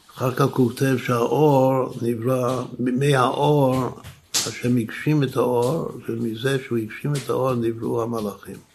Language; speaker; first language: Hebrew; non-native, fluent; English